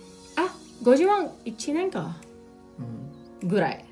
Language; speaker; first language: Japanese; non-native, local second language; Filipino